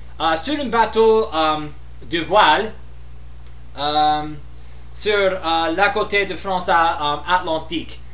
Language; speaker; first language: French; non-native, learner; English